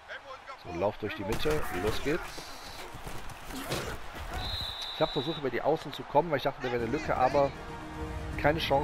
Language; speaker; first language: German; native; German